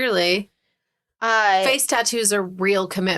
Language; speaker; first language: English; native; English